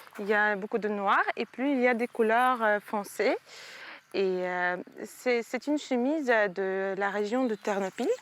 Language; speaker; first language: French; non-native, fluent; Ukrainian